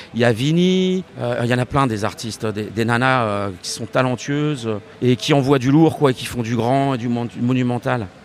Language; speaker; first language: French; native; French